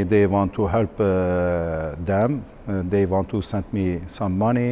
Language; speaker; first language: English; non-native, learner; Turkish